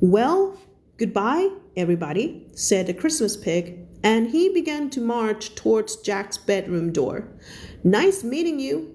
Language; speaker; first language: English; non-native, fluent; Thai